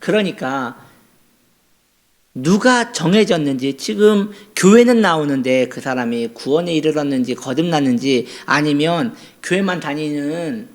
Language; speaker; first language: Korean; native; Korean